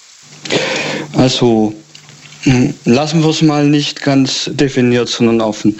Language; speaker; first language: German; native; German